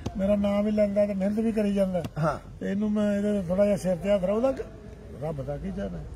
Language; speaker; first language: Punjabi; native; Punjabi